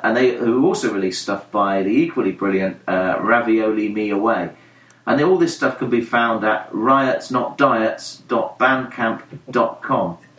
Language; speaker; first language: English; native; English